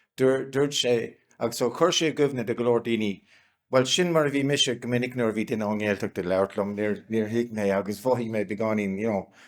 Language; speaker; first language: Irish; non-native, local second language; English